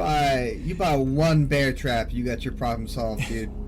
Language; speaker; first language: English; native; English